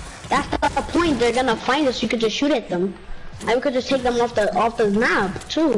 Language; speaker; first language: English; early bilingual, other home language; Spanish